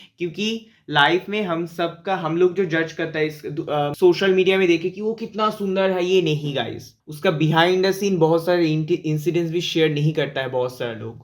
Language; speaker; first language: Hindi; non-native, local second language; Bangla